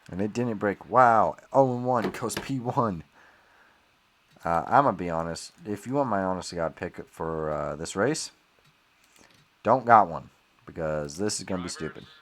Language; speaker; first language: English; native; English